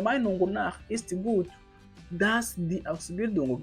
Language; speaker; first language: German; non-native, learner; Kinyarwanda